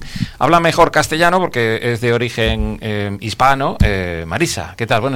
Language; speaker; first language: Spanish; native; Spanish